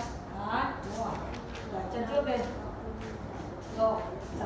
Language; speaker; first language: Vietnamese; native; Vietnamese